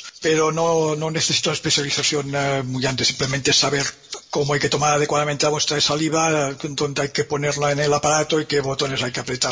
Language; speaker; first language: Spanish; native; Spanish